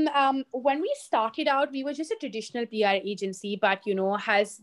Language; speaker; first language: English; non-native, local second language; Hindi